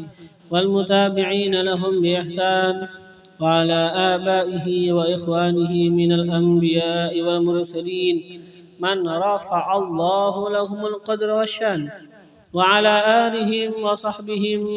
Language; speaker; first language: Arabic; non-native, fluent; Indonesian